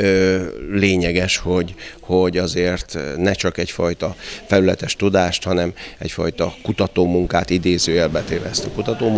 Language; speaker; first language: Hungarian; native; Hungarian